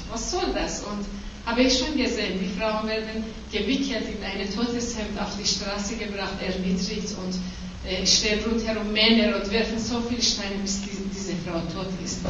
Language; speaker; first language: German; non-native, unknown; Persian